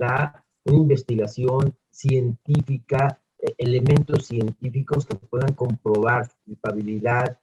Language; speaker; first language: Spanish; native; Spanish